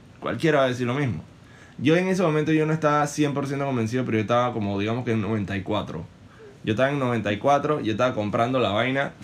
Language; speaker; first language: Spanish; native; Spanish